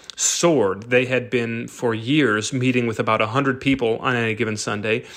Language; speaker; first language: English; native; English